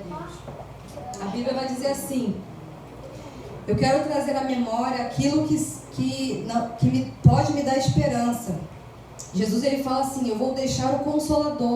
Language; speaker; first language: Portuguese; native; Portuguese